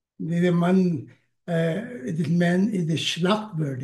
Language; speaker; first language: German; non-native, learner; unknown